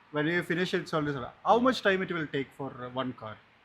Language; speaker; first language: English; non-native, local second language; Malayalam